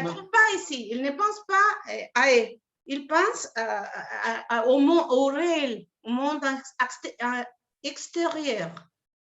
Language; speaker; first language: French; non-native, fluent; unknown